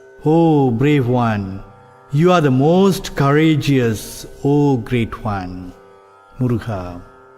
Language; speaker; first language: English; non-native, local second language; Tamil